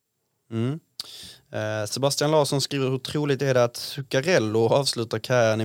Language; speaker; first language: Swedish; native; Swedish